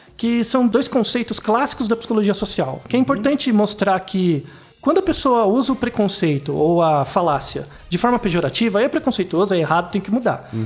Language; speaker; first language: Portuguese; native; Portuguese